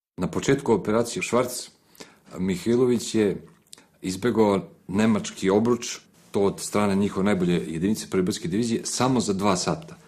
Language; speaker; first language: Serbian; native; Serbian